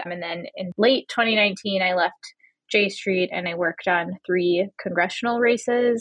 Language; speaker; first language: English; native; English